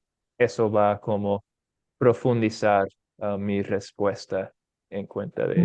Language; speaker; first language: Spanish; non-native, fluent; English